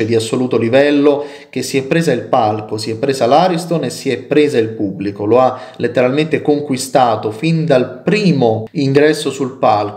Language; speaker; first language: Italian; native; Italian